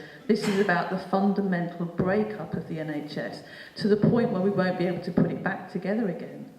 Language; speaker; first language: English; native; English